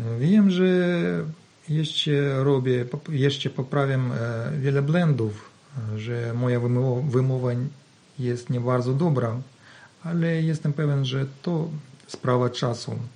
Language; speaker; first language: Polish; non-native, learner; Ukrainian